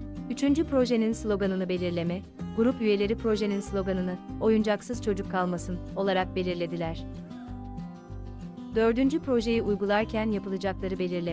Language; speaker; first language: Turkish; native; Turkish